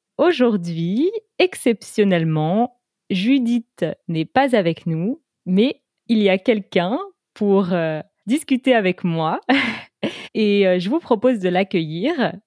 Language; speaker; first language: French; native; French